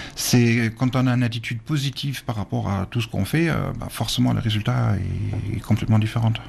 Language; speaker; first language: French; native; French